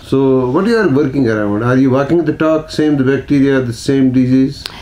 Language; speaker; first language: English; non-native, local second language; Kashmiri